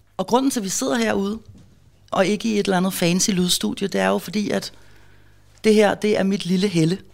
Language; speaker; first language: Danish; native; Danish